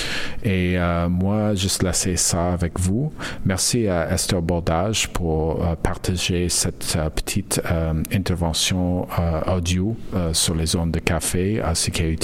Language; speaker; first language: French; non-native, learner; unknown